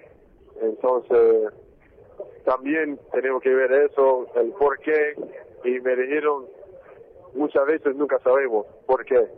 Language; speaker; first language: Spanish; non-native, fluent; English